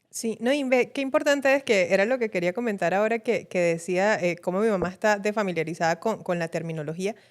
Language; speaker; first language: Spanish; native; Spanish